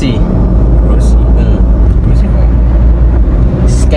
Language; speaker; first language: Japanese; non-native, learner; Filipino